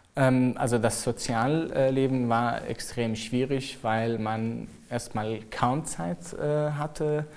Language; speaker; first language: German; non-native, fluent; Arabic